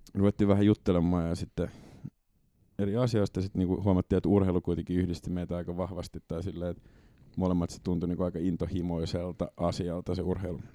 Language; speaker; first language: Finnish; native; Finnish